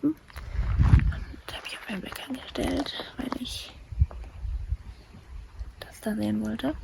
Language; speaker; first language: German; native; German